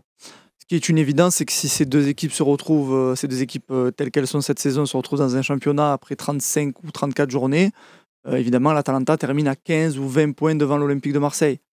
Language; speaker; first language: French; native; French